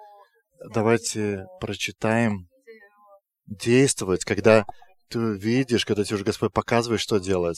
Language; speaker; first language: Russian; non-native, fluent; Lithuanian